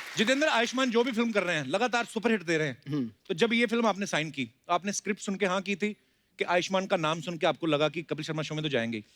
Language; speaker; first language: Hindi; native; Hindi